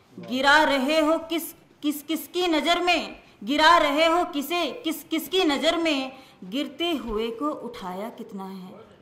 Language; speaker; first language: Hindi; native; Hindi